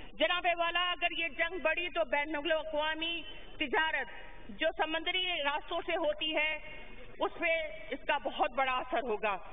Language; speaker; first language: Urdu; non-native, local second language; Sindhi